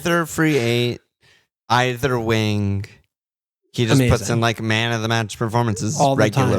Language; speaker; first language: English; native; English